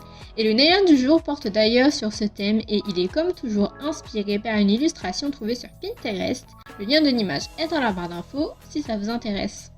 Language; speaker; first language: French; native; French